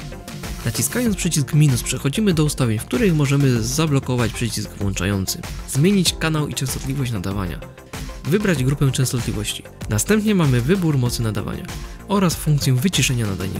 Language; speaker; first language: Polish; native; Polish